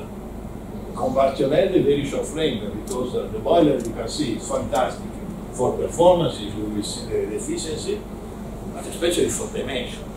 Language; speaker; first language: English; non-native, learner; Italian